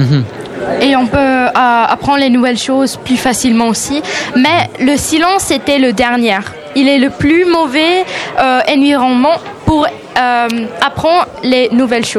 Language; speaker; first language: French; non-native, learner; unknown